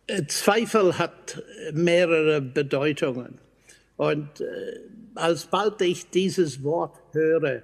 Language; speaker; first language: German; non-native, fluent; English